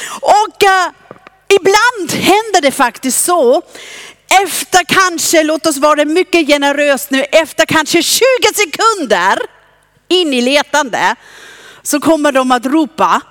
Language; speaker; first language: Swedish; non-native, fluent; German